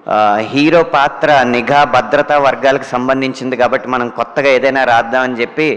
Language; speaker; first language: Telugu; native; Telugu